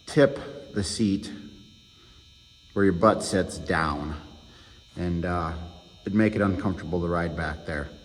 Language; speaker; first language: English; native; English